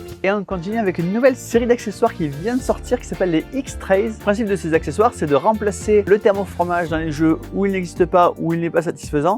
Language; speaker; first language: French; native; French